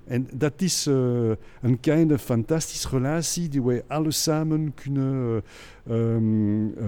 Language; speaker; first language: Dutch; non-native, local second language; French